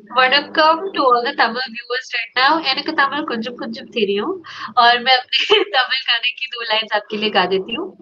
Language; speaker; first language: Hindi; native; Hindi